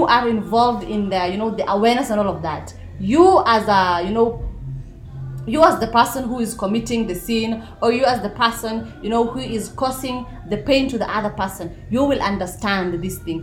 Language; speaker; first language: English; non-native, local second language; Somali